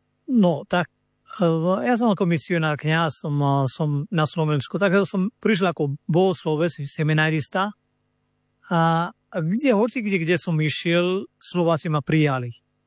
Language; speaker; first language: Slovak; non-native, fluent; Malayalam